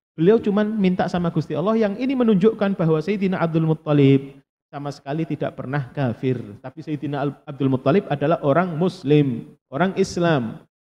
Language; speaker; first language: Indonesian; non-native, local second language; Javanese